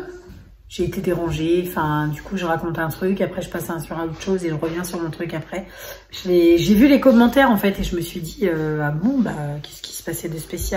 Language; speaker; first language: French; native; French